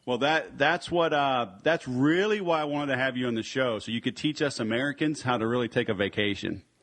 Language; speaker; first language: English; native; English